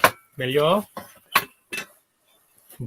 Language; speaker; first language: Portuguese; non-native, learner; English